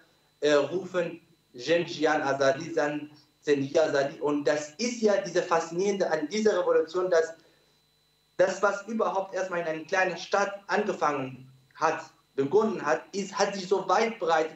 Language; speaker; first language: German; non-native, fluent; Kurdish